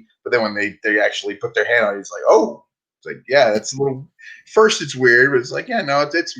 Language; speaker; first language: English; native; English